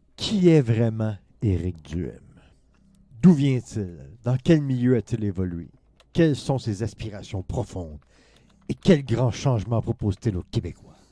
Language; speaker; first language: French; native; French